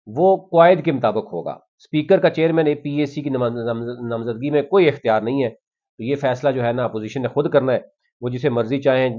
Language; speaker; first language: Urdu; non-native, local second language; Punjabi